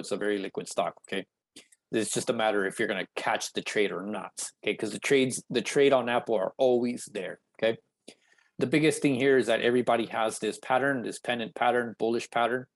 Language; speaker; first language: English; native; English